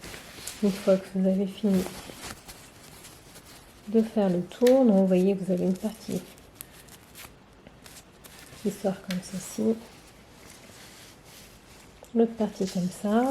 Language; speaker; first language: French; native; French